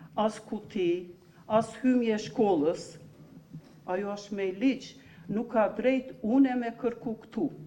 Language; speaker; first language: Albanian; non-native, local second language; Turkish